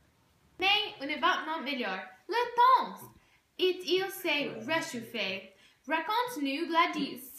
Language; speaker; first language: French; non-native, learner; English